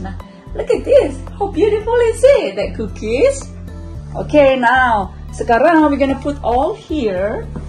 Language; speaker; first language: English; non-native, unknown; Indonesian